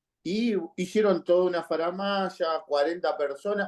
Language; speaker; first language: Spanish; native; Spanish